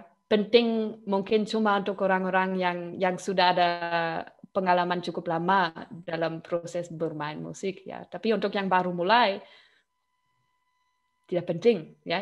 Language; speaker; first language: Indonesian; non-native, fluent; German